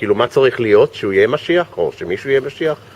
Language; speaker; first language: Hebrew; non-native, fluent; English